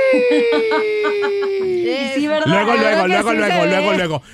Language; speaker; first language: Spanish; early bilingual, heritage; Spanish